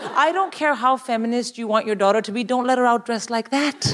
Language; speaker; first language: English; non-native, local second language; Hindi